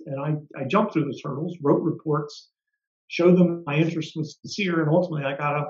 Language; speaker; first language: English; native; English